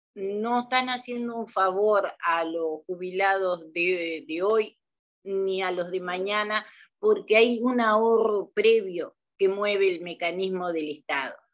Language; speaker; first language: Spanish; native; Spanish